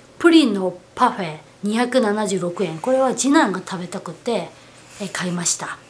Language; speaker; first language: Japanese; non-native, fluent; Korean